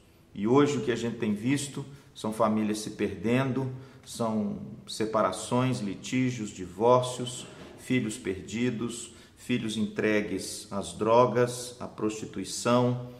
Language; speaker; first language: Portuguese; native; Portuguese